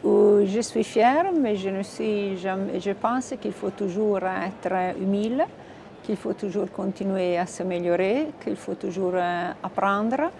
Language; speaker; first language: French; non-native, fluent; Italian